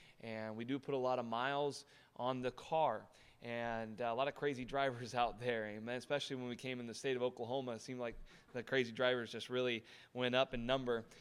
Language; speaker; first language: English; early bilingual, other home language; German